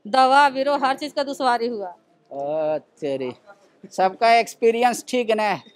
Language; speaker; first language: Hindi; native; Hindi